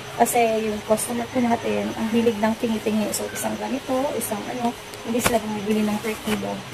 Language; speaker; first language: Filipino; non-native, local second language; Cebuano